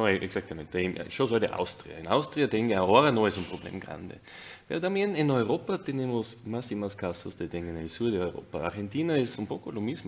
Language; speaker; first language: Spanish; non-native, fluent; German